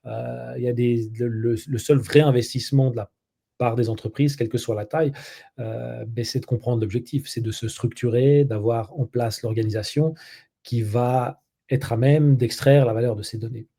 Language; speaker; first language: French; native; French